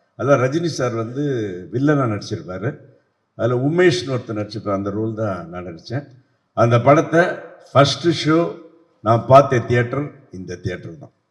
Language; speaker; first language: Tamil; native; Tamil